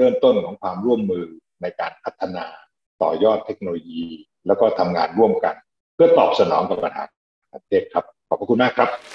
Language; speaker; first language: Thai; native; Thai